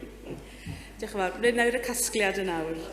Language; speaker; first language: Welsh; native; Welsh